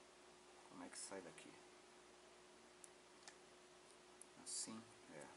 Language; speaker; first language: Portuguese; native; Portuguese